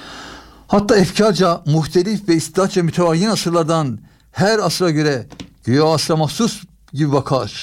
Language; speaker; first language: Turkish; native; Turkish